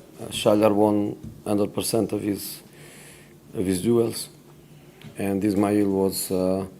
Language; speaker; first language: English; non-native, fluent; Portuguese